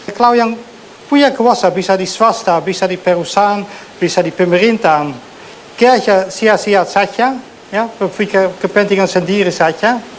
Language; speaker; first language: Indonesian; non-native, fluent; Dutch